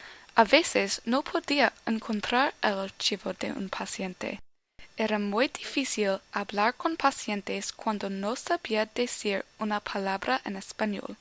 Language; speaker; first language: Spanish; non-native, learner; English